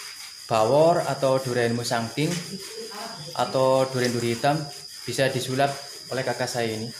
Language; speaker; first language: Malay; non-native, local second language; Javanese